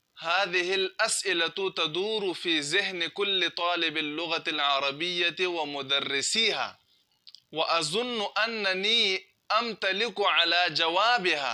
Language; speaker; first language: Arabic; non-native, fluent; Urdu